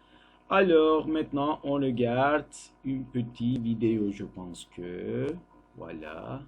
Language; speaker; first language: French; non-native, learner; Turkish